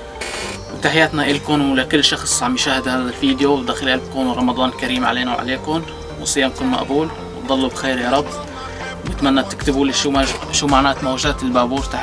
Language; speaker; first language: Arabic; native; Arabic